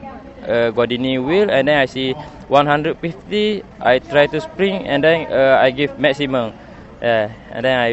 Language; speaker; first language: English; non-native, learner; Malay